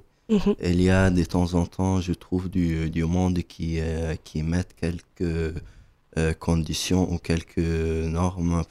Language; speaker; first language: French; non-native, learner; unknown